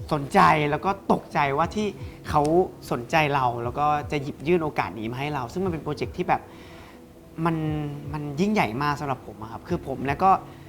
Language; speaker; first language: Thai; native; Thai